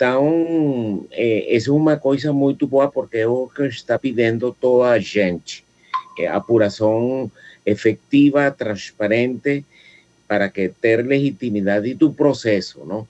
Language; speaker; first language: Portuguese; non-native, fluent; Spanish